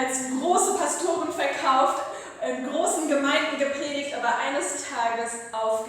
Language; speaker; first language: German; native; German